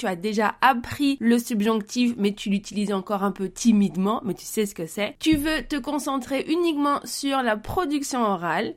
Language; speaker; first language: French; native; French